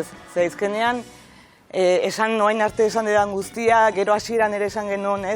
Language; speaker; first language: Basque; native; Basque